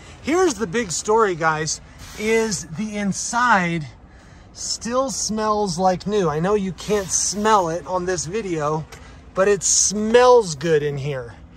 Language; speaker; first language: English; native; English